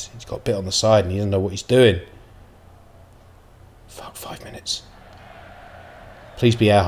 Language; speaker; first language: English; native; English